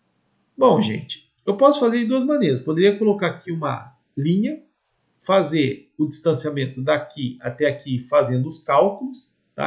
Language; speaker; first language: Portuguese; native; Portuguese